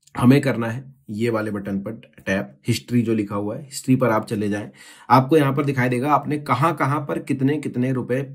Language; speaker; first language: Hindi; native; Hindi